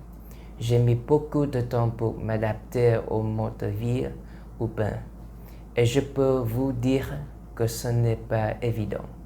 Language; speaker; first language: French; non-native, learner; Vietnamese